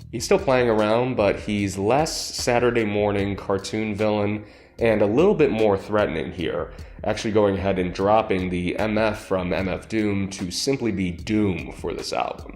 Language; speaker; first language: English; native; English